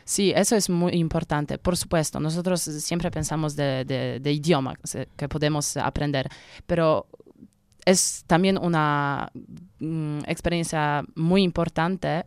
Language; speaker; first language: Spanish; non-native, learner; Polish